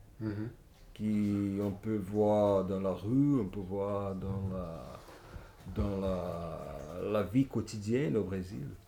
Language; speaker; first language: French; non-native, fluent; Portuguese